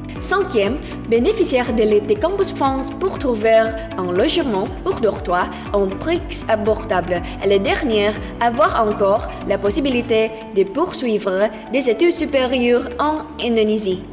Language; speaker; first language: French; non-native, learner; Indonesian